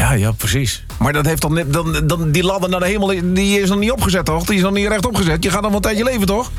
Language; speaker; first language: Dutch; native; Dutch